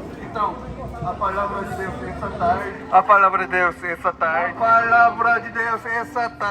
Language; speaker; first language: Portuguese; non-native, learner; Korean